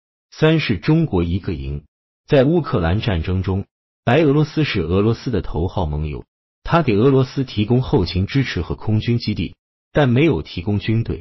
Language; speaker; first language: Chinese; native; Chinese